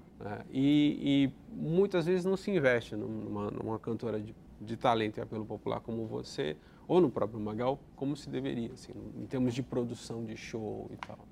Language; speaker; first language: Portuguese; native; Portuguese